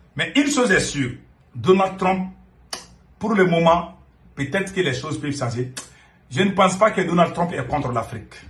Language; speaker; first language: French; non-native, local second language; Bambara